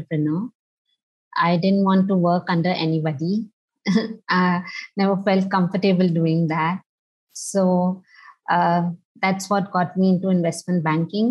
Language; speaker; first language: English; non-native, local second language; Hindi